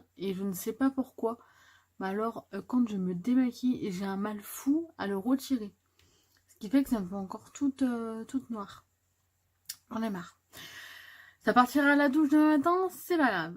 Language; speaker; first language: French; native; French